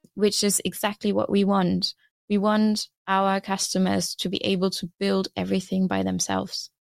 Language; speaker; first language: English; non-native, fluent; German